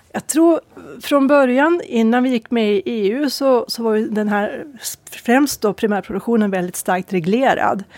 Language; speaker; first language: Swedish; native; Swedish